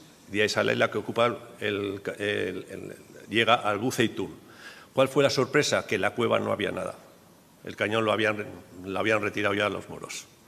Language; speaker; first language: Spanish; native; Spanish